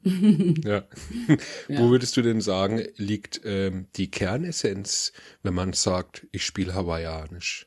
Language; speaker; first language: German; native; German